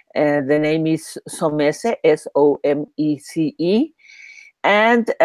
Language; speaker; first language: English; non-native, learner; Spanish